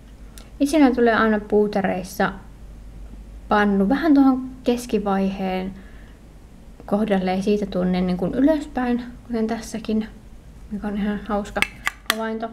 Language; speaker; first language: Finnish; native; Finnish